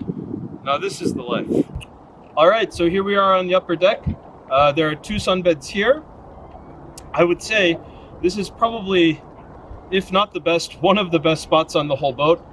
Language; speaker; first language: English; native; English